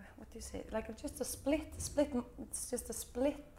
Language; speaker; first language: English; non-native, fluent; Icelandic